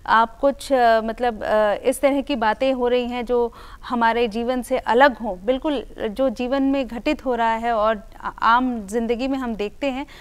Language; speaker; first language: Hindi; native; Hindi